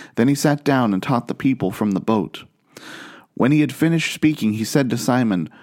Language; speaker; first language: English; native; English